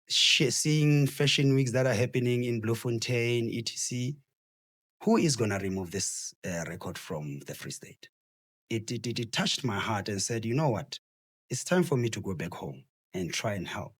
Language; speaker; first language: English; non-native, local second language; Southern Sotho